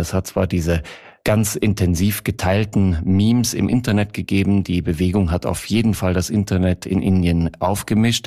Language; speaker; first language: German; native; German